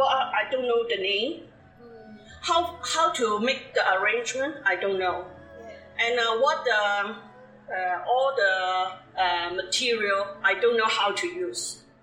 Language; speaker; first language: English; non-native, local second language; Cantonese